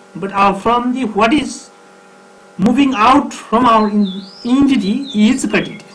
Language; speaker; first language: English; non-native, local second language; Nepali